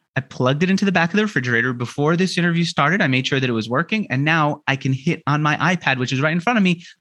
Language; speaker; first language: English; native; English